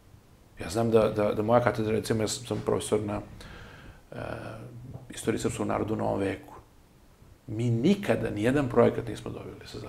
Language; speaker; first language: Serbian; native; Serbian